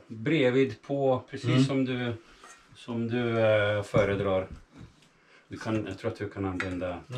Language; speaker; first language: Swedish; non-native, fluent; Italian